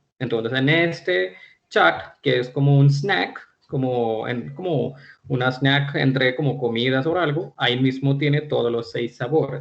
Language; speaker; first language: Spanish; non-native, fluent; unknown